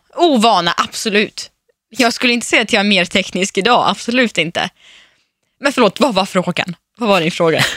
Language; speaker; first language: Swedish; early bilingual, other home language; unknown